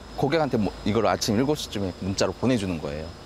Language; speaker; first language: Korean; native; Korean